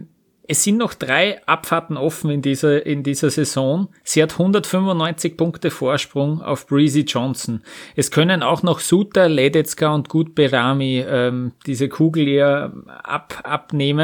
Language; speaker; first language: German; native; German